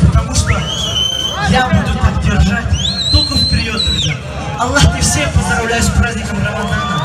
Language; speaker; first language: Russian; non-native, fluent; Lezghian